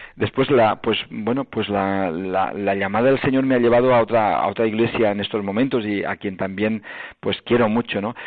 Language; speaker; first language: Spanish; native; Spanish